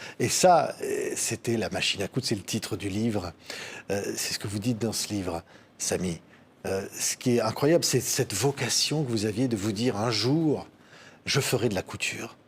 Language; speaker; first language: French; native; French